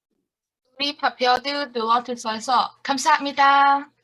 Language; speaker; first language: Korean; non-native, learner; Vietnamese